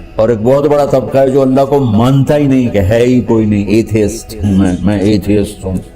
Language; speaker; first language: Urdu; non-native, local second language; Punjabi